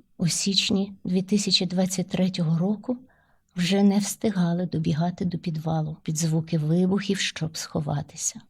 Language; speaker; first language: Ukrainian; non-native, local second language; Russian